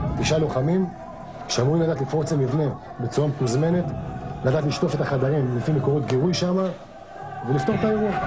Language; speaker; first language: Hebrew; native; Hebrew